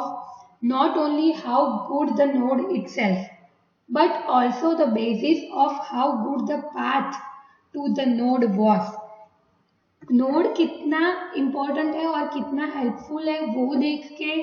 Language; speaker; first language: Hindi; non-native, local second language; Gujarati